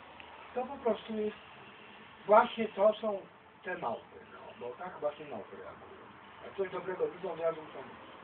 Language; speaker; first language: Polish; native; Polish